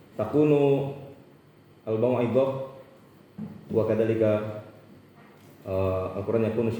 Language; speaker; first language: Arabic; non-native, learner; Indonesian